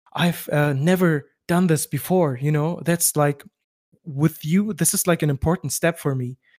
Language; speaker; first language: English; non-native, fluent; German